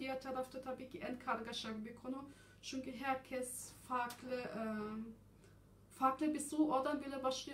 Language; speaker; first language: Turkish; early bilingual, heritage; German